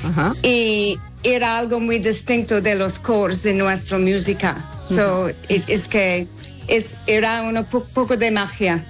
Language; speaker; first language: Spanish; non-native, learner; English